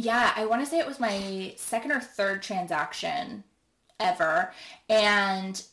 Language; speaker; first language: English; native; English